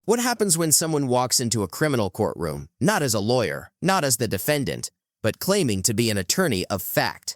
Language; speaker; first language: English; native; English